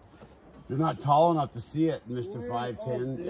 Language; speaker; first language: English; native; English